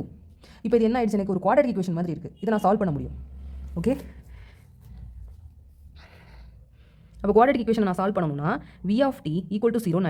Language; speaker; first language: Tamil; native; Tamil